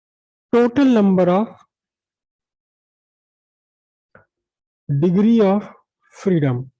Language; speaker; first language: Hindi; native; Hindi